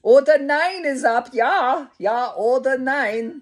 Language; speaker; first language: German; non-native, learner; English